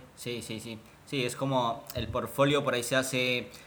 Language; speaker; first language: Spanish; native; Spanish